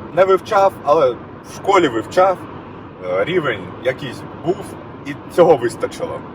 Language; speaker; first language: Ukrainian; native; Ukrainian